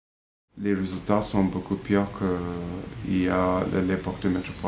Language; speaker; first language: French; non-native, fluent; English